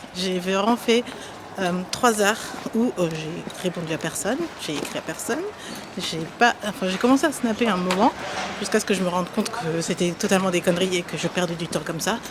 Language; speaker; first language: French; early bilingual, other home language; German